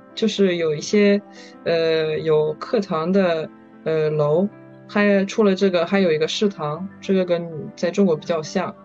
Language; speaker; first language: Chinese; non-native, fluent; French